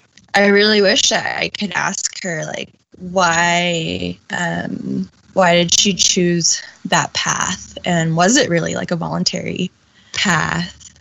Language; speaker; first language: English; native; English